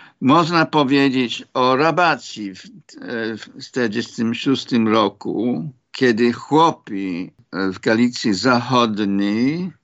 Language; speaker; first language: Polish; non-native, fluent; English